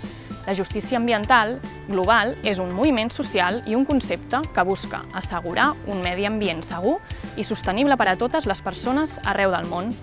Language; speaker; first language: Catalan; native; Catalan